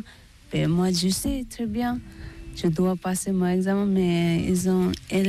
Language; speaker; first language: French; non-native, learner; Tibetan